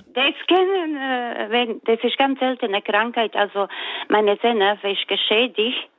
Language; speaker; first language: German; non-native, learner; Croatian